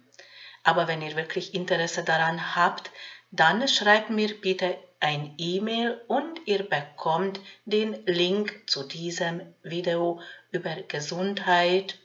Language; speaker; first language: German; non-native, fluent; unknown